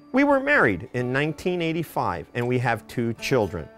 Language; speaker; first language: English; native; English